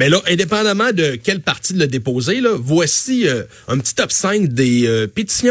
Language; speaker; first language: French; native; French